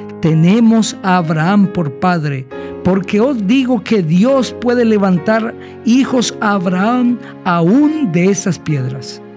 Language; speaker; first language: Spanish; native; Spanish